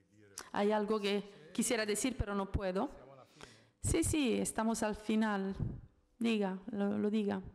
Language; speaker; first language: Spanish; non-native, fluent; Italian